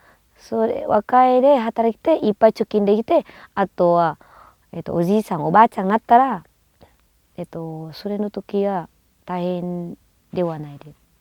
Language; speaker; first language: Japanese; non-native, learner; Vietnamese